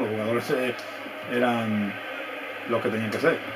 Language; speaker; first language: Spanish; native; Spanish